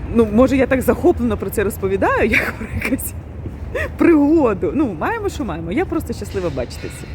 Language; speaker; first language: Ukrainian; native; Ukrainian